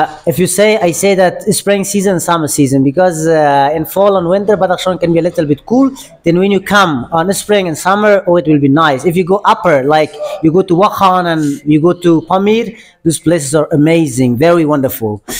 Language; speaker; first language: English; non-native, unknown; Persian